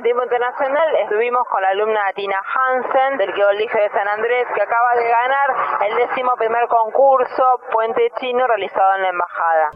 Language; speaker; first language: Spanish; native; Spanish